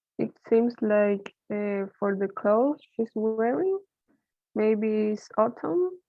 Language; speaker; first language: English; non-native, learner; Spanish